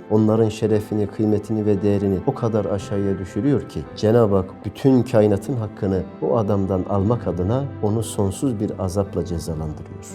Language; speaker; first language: Turkish; native; Turkish